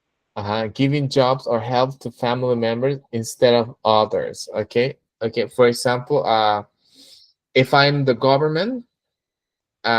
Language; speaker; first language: English; non-native, fluent; Spanish